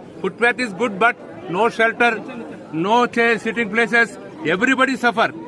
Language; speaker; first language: English; non-native, local second language; Telugu